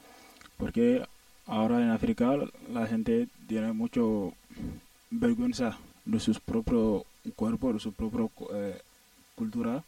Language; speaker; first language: Spanish; non-native, learner; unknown